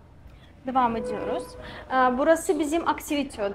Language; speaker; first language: Turkish; non-native, learner; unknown